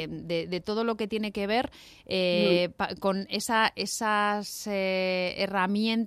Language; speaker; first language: Spanish; native; Spanish